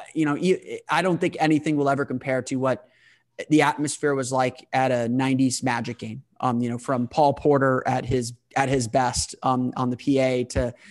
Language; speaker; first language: English; native; English